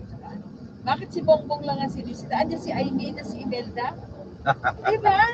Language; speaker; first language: Filipino; non-native, local second language; Bikol